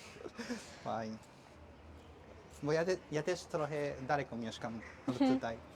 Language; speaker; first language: Polish; non-native, learner; Japanese